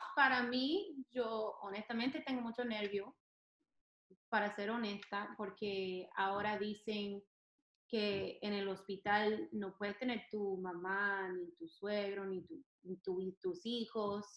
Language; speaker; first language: Spanish; non-native, fluent; English